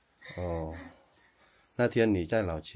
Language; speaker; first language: Chinese; non-native, learner; Vietnamese